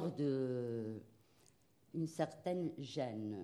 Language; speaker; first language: French; non-native, fluent; Spanish